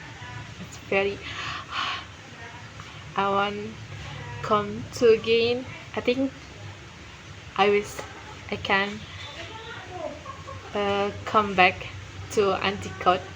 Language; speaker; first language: English; non-native, learner; Indonesian